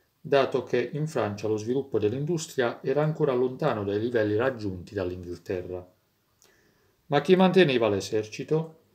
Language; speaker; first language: Italian; native; Italian